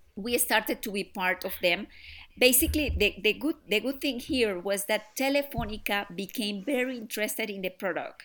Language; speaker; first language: English; non-native, fluent; Spanish